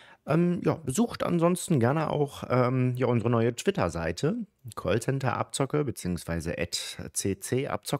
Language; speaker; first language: German; native; German